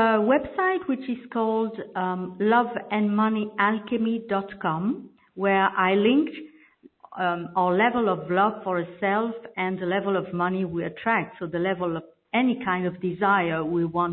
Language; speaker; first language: English; non-native, fluent; French